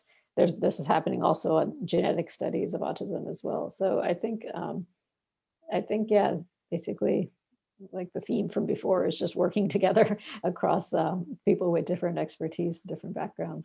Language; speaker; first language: English; non-native, local second language; Bangla